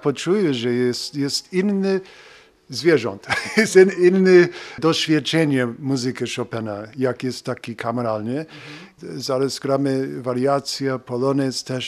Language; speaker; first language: Polish; non-native, learner; English